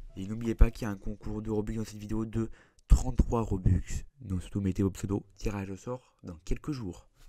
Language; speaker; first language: French; native; French